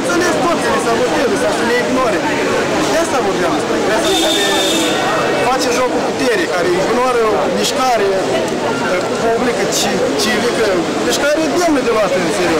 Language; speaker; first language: Romanian; native; Romanian